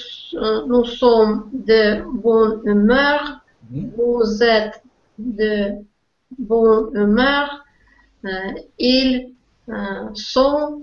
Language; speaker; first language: French; non-native, learner; Russian